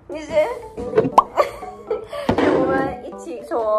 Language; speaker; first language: Chinese; non-native, fluent; Korean